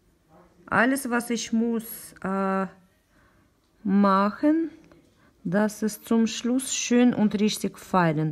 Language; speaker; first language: German; non-native, learner; Russian